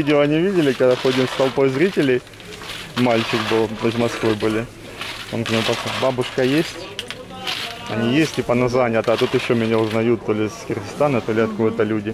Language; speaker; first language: Russian; native; Russian